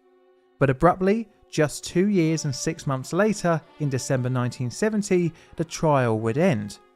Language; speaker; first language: English; native; English